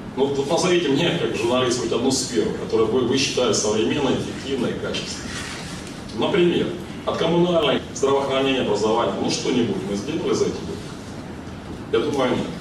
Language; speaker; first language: Russian; non-native, local second language; Ukrainian